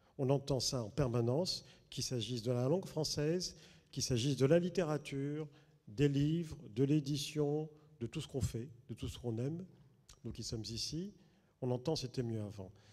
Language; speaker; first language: French; native; French